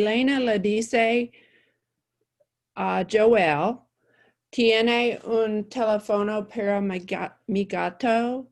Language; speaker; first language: Spanish; non-native, learner; English